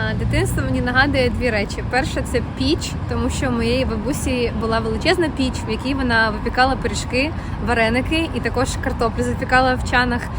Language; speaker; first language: Ukrainian; native; Ukrainian